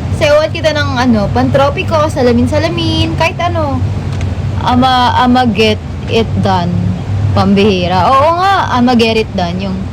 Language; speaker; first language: Filipino; native; Filipino